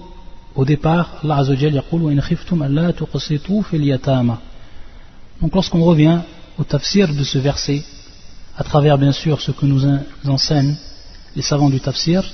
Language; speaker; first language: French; native; French